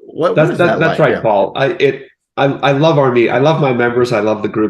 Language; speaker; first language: English; native; English